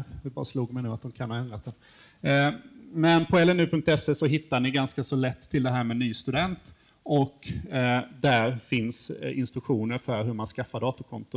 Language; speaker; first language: Swedish; native; Swedish